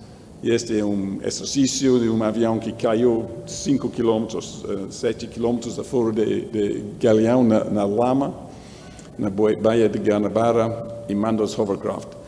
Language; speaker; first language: Portuguese; non-native, learner; English